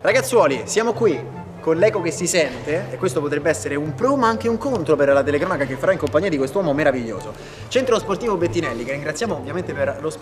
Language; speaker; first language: Italian; native; Italian